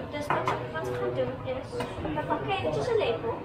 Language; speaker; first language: Dutch; early bilingual, other home language; Indonesian